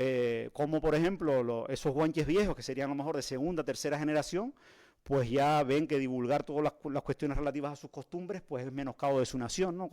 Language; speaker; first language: Spanish; native; Spanish